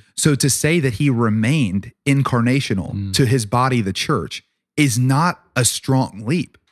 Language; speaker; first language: English; native; English